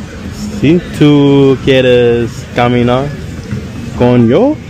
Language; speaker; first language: Spanish; non-native, learner; English